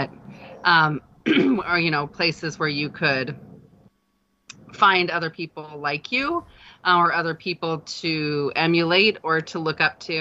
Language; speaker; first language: English; native; English